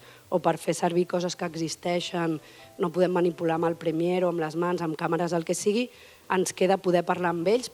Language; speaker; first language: Catalan; native; Catalan